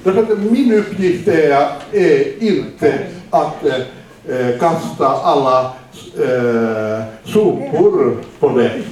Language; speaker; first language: Swedish; non-native, fluent; Finnish